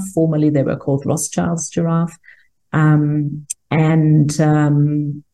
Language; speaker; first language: English; non-native, fluent; German